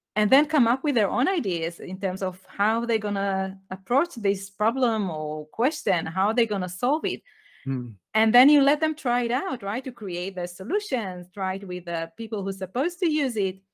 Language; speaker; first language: English; non-native, fluent; Hebrew